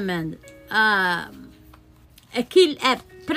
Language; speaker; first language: Portuguese; early bilingual, heritage; Portuguese